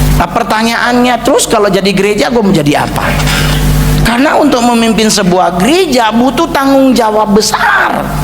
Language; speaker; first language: Indonesian; native; Indonesian